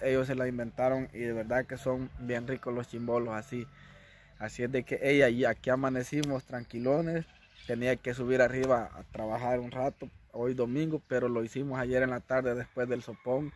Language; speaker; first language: Spanish; native; Spanish